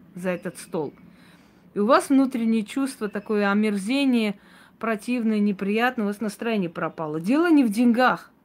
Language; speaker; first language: Russian; non-native, local second language; Armenian